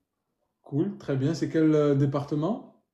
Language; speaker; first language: French; native; French